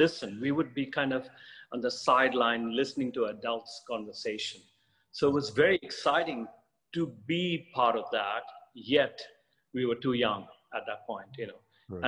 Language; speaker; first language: English; non-native, local second language; Bangla